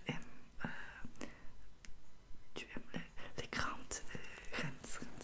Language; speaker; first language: French; non-native, learner; Russian